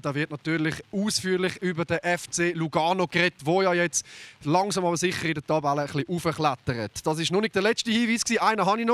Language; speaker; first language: German; native; German